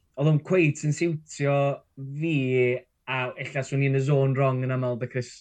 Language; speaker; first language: Welsh; native; Welsh